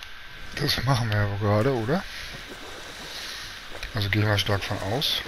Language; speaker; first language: German; native; German